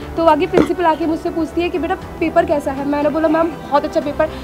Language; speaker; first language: Hindi; native; Hindi